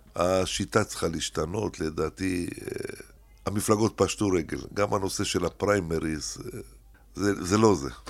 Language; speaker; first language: Hebrew; early bilingual, other home language; Arabic